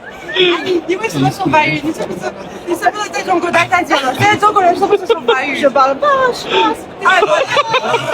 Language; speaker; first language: Chinese; non-native, fluent; French